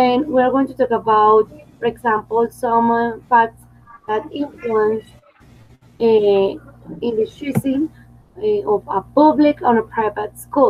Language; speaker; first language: English; non-native, fluent; Spanish